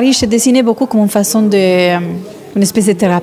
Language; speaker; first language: French; non-native, fluent; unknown